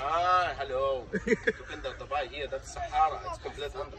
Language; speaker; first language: German; non-native, learner; Arabic